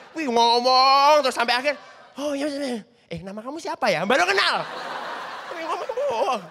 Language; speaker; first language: Indonesian; native; Indonesian